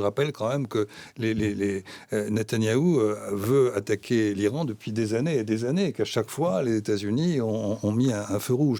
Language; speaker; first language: French; native; French